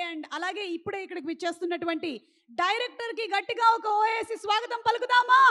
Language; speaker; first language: Telugu; native; Telugu